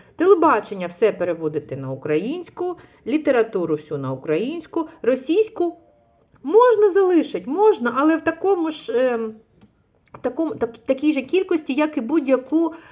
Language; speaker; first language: Ukrainian; non-native, local second language; Russian